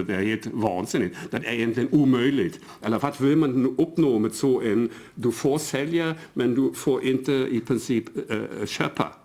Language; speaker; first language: Swedish; non-native, fluent; German